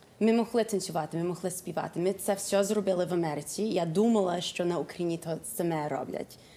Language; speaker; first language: Ukrainian; early bilingual, heritage; Ukrainian